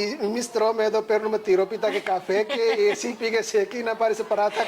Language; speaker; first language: Greek; non-native, learner; Punjabi